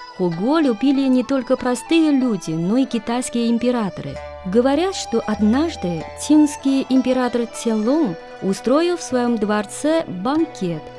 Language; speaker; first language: Russian; non-native, fluent; Chinese